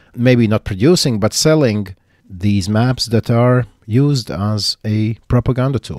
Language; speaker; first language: English; non-native, fluent; Latvian